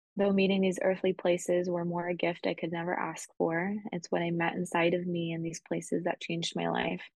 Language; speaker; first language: English; early bilingual, other home language; Spanish